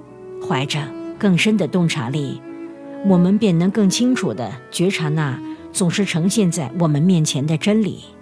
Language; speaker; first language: Chinese; native; Chinese